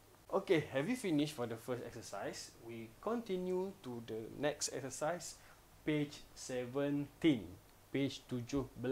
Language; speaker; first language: English; non-native, local second language; Malay